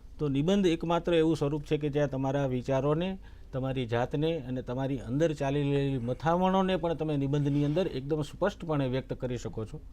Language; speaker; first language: Gujarati; native; Gujarati